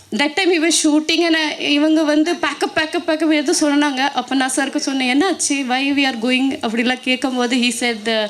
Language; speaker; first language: Tamil; non-native, learner; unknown